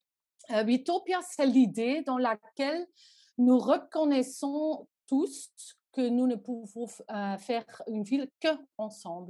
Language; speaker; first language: French; non-native, local second language; Dutch